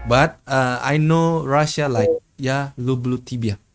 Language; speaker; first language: English; non-native, learner; Indonesian